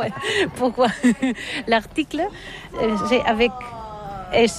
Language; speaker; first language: French; non-native, learner; Catalan